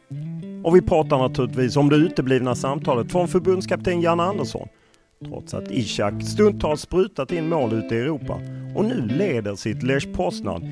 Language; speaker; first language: Swedish; native; Swedish